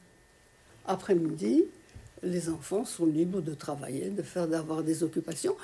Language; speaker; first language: French; non-native, fluent; Polish